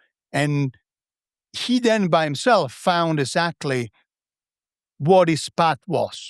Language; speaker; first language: English; non-native, fluent; Italian